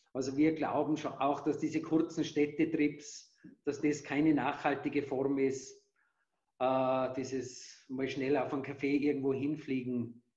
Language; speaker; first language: German; native; German